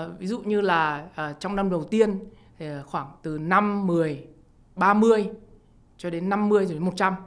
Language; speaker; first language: Vietnamese; native; Vietnamese